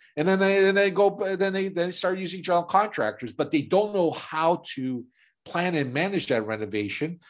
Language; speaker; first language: English; native; English